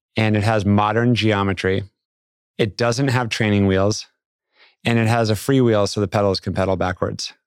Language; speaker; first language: English; native; English